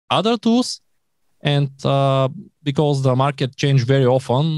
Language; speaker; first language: English; non-native, learner; Bulgarian